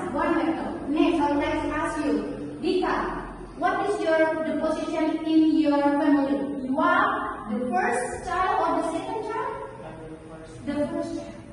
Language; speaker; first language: English; non-native, fluent; Indonesian